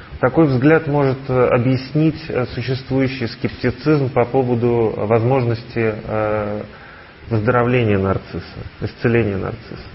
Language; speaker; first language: Russian; native; Russian